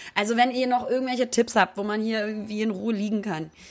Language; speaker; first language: German; native; German